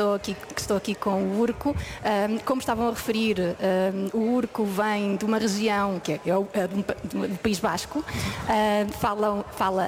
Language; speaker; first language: Portuguese; native; Portuguese